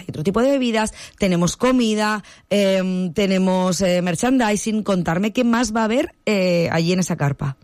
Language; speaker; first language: Spanish; native; Spanish